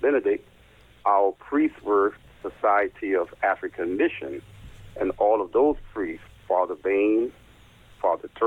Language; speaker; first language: English; native; English